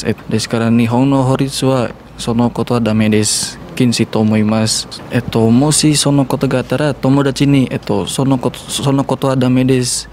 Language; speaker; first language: Japanese; non-native, learner; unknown